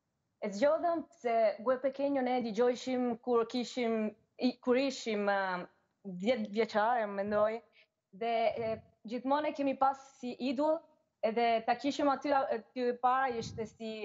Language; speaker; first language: Albanian; early bilingual, heritage; Albanian